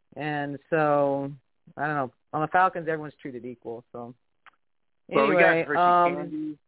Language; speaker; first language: English; native; English